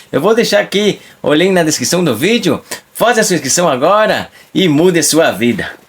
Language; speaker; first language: Portuguese; non-native, fluent; Spanish